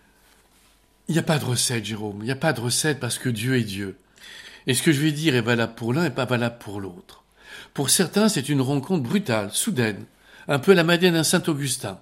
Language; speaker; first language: French; native; French